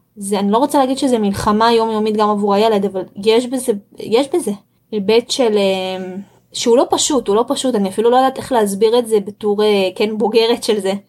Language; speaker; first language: Hebrew; early bilingual, other home language; Russian